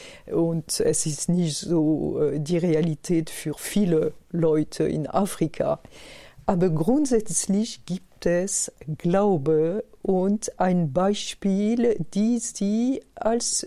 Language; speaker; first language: German; non-native, fluent; French